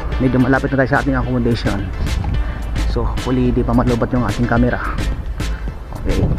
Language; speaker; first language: Filipino; non-native, local second language; Cebuano